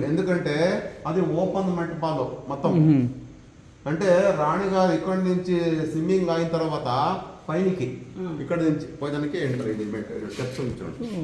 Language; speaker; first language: Telugu; non-native, local second language; Kannada